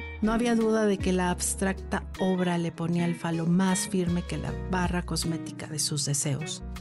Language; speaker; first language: Spanish; native; Spanish